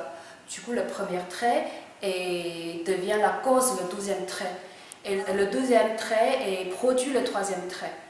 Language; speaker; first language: French; non-native, fluent; Chinese